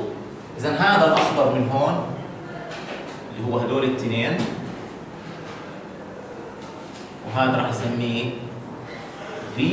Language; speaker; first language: Arabic; native; Arabic